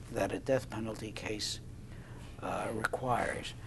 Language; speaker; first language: English; native; English